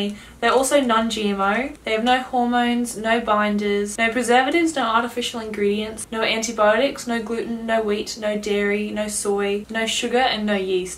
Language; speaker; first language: English; native; English